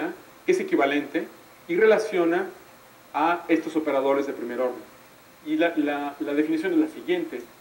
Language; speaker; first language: Spanish; native; Spanish